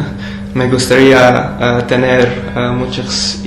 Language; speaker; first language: Spanish; non-native, learner; English